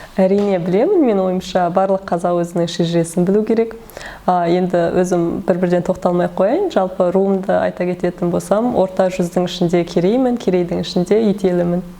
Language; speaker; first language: Kazakh; early bilingual, heritage; Kazakh